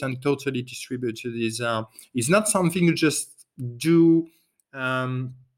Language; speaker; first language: English; non-native, fluent; French